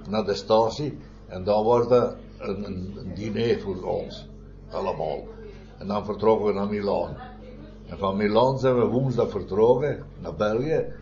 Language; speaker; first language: Dutch; non-native, fluent; Italian